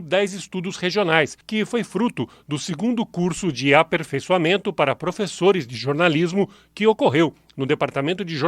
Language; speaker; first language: Portuguese; native; Portuguese